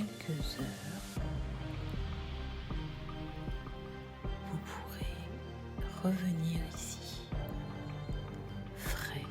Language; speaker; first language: French; native; French